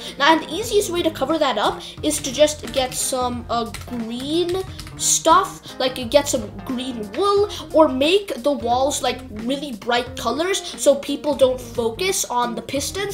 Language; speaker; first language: English; native; English